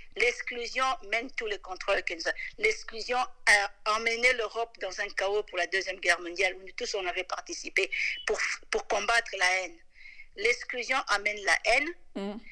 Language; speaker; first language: French; non-native, local second language; Lingala